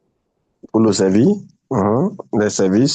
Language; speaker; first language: French; non-native, fluent; English